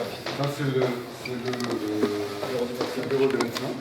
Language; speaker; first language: French; non-native, local second language; Arabic